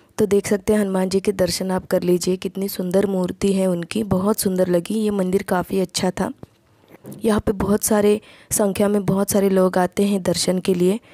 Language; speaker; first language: Hindi; non-native, local second language; Marathi